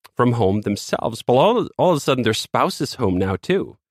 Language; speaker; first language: English; non-native, fluent; Danish